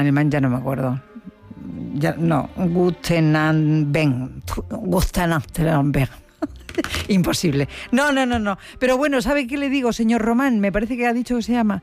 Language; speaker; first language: Spanish; native; Spanish